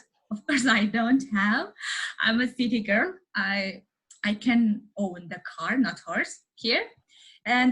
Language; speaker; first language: English; non-native, learner; Mongolian